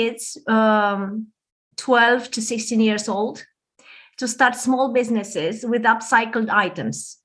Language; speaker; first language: English; non-native, fluent; Romanian